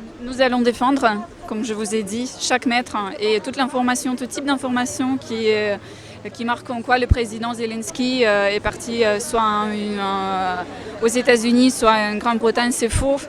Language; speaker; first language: French; non-native, fluent; Russian